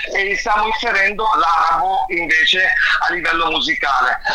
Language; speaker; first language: Italian; non-native, fluent; Arabic